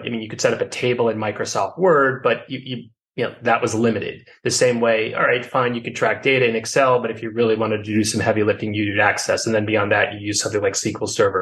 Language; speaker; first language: English; native; English